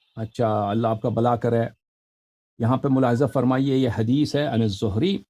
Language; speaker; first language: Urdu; non-native, fluent; Persian